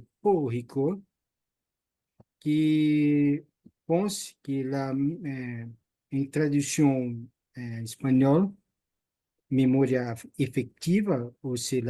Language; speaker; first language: French; non-native, learner; Portuguese